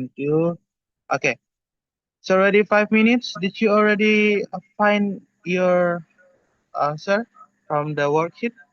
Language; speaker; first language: English; non-native, learner; Indonesian